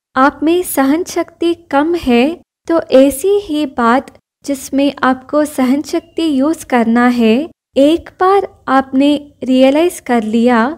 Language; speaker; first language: Hindi; non-native, local second language; Kannada